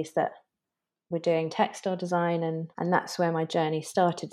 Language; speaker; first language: English; native; English